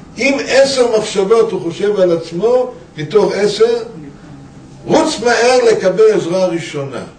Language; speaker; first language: Hebrew; native; Hebrew